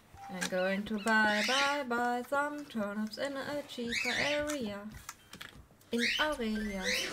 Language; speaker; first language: English; non-native, learner; German